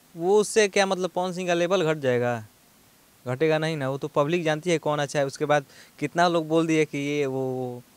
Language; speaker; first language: Hindi; non-native, local second language; Bhojpuri